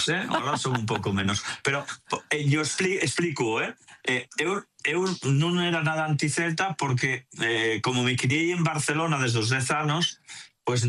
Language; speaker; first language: Galician; non-native, local second language; Spanish